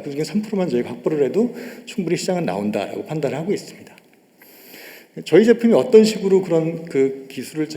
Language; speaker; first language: Korean; native; Korean